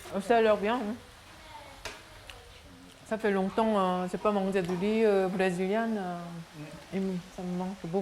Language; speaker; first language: French; non-native, learner; Korean